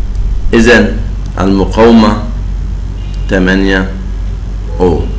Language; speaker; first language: Arabic; native; Arabic